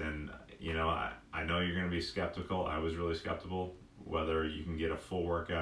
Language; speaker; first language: English; native; English